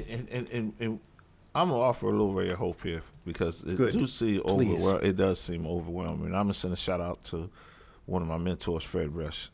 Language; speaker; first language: English; native; English